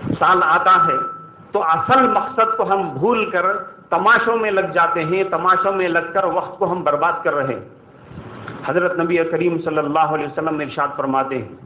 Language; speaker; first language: Urdu; native; Urdu